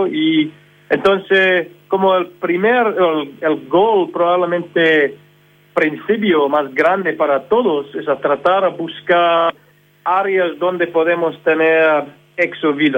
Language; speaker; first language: Spanish; non-native, fluent; English